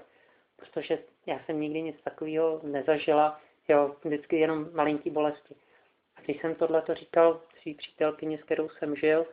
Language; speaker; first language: Czech; native; Czech